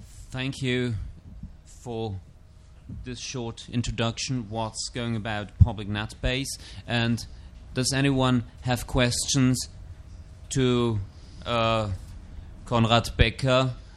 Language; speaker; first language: English; non-native, fluent; German